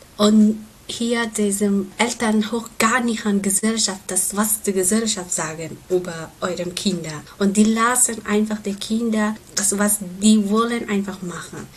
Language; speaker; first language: German; non-native, learner; Persian